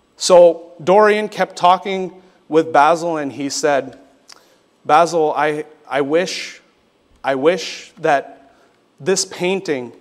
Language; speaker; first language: English; native; English